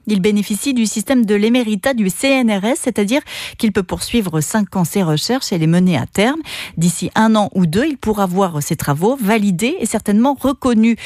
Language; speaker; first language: French; native; French